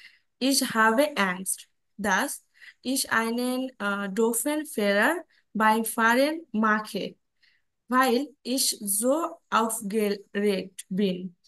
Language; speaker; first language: German; non-native, learner; Bangla